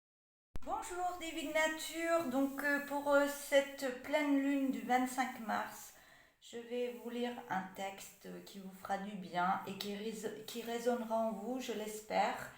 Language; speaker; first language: French; native; French